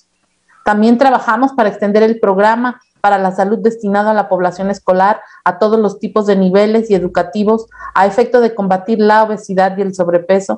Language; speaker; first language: Spanish; native; Spanish